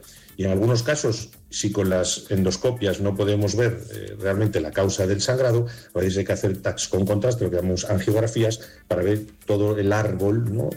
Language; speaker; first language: Spanish; native; Spanish